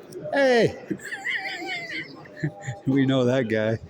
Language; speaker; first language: English; native; English